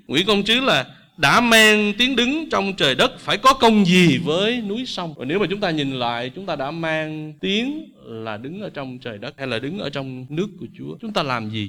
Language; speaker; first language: Vietnamese; native; Vietnamese